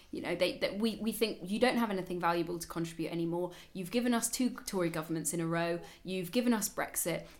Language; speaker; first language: English; native; English